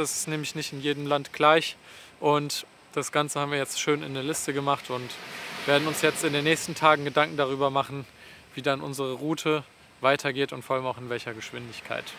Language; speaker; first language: German; native; German